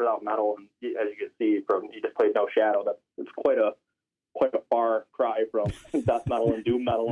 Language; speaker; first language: English; native; English